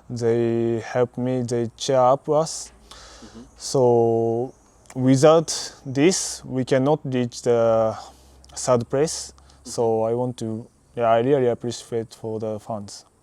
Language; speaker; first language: English; non-native, learner; Japanese